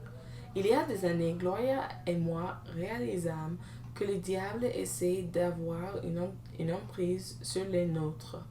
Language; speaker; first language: French; non-native, learner; English